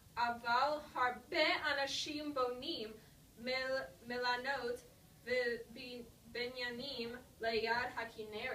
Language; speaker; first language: Hebrew; non-native, learner; English